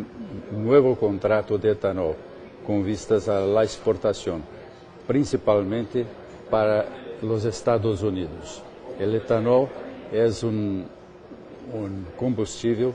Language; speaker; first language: Spanish; non-native, fluent; Portuguese